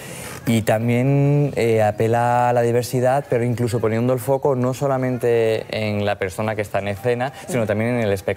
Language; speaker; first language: Spanish; native; Spanish